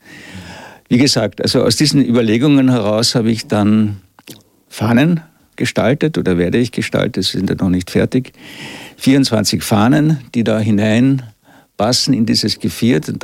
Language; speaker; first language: German; native; German